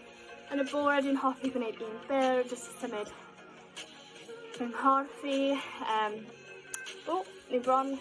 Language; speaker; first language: Welsh; non-native, local second language; English